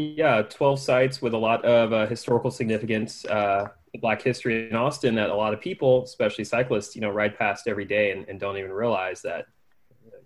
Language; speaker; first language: English; native; English